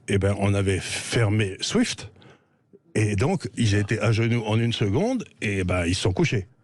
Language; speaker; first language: French; native; French